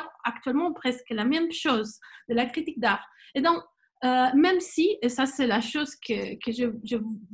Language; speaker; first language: French; non-native, fluent; Spanish